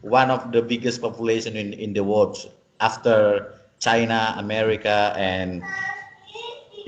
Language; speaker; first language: English; non-native, learner; Indonesian